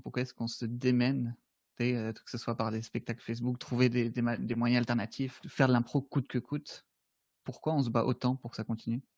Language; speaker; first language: French; native; French